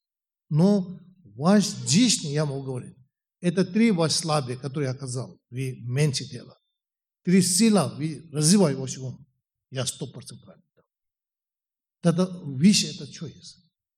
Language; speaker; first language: Russian; non-native, learner; Tibetan